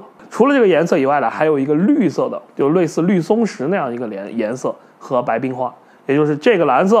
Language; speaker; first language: Chinese; native; Chinese